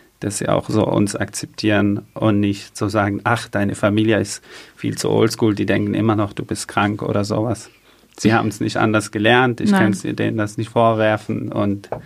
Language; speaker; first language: German; non-native, fluent; Arabic